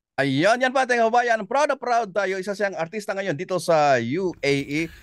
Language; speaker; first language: Filipino; native; Filipino